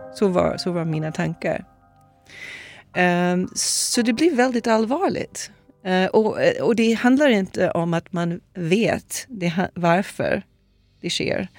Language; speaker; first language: Swedish; non-native, fluent; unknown